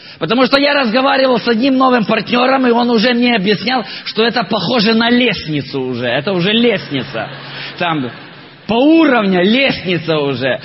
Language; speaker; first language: Russian; non-native, local second language; Ukrainian